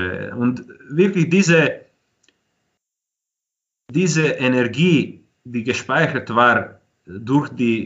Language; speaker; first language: German; non-native, fluent; Croatian